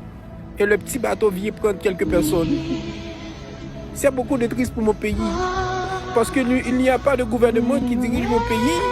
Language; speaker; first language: French; non-native, local second language; Haitian Creole